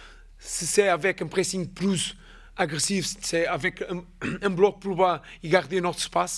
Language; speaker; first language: French; non-native, fluent; Portuguese